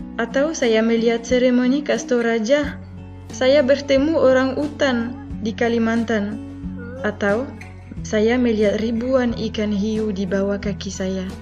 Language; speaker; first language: Indonesian; non-native, fluent; French